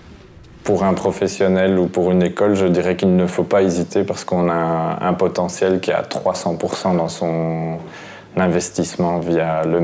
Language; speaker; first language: French; native; French